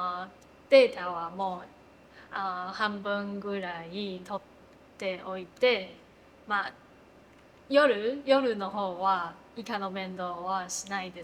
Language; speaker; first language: Japanese; non-native, fluent; Chinese